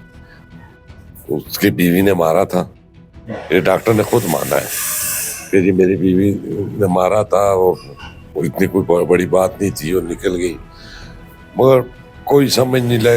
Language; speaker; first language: Urdu; non-native, local second language; Pashto